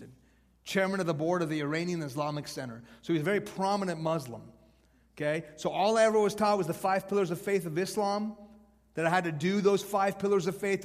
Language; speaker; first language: English; native; English